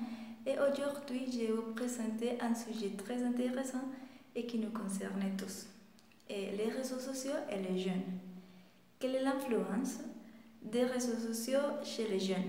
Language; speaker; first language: French; non-native, fluent; Spanish